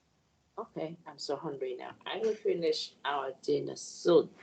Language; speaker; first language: English; non-native, learner; Vietnamese